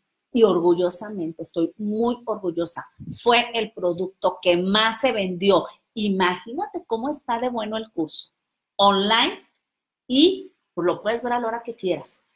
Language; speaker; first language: Spanish; native; Spanish